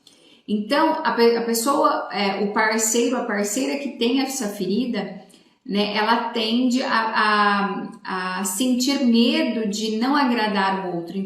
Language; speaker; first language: Portuguese; native; Portuguese